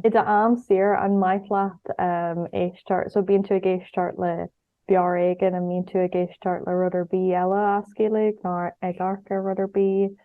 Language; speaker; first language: Irish; non-native, local second language; English